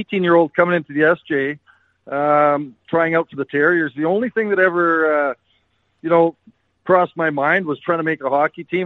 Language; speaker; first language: English; native; English